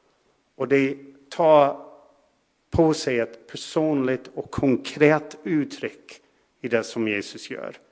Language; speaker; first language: Swedish; non-native, fluent; English